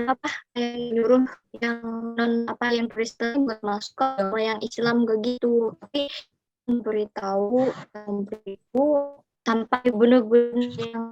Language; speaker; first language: Indonesian; native; Indonesian